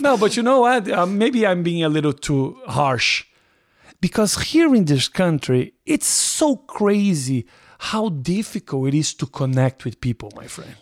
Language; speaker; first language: English; non-native, fluent; Portuguese